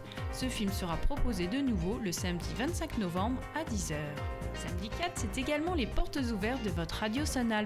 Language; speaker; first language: French; native; French